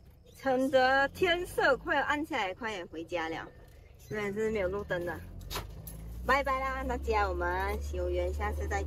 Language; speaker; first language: Chinese; native; Chinese